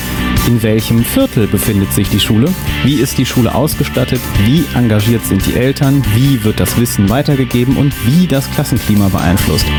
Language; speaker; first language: German; native; German